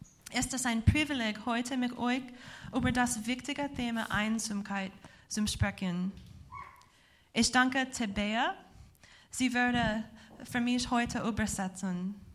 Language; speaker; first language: German; non-native, learner; English